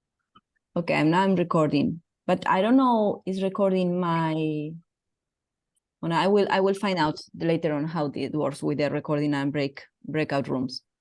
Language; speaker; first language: English; non-native, fluent; Spanish